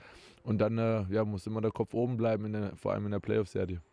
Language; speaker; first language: German; native; German